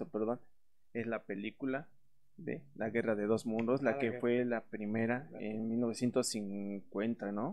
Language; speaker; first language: Spanish; native; Spanish